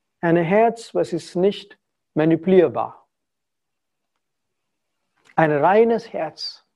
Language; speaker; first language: German; non-native, fluent; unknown